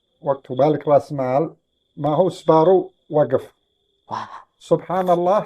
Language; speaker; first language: Indonesian; non-native, learner; Arabic